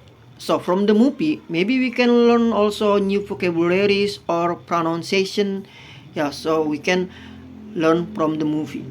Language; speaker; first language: English; non-native, fluent; Indonesian